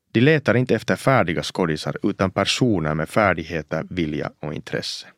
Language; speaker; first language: Swedish; native; Swedish